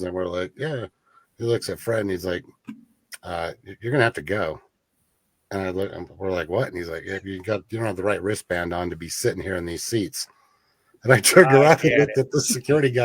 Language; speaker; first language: English; native; English